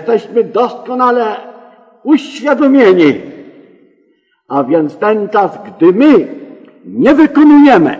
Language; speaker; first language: Polish; native; Polish